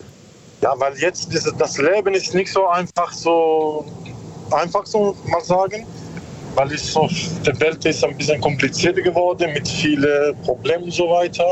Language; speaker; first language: German; non-native, learner; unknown